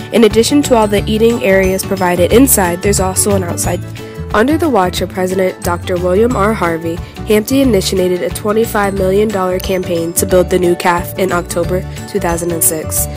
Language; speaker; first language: English; native; English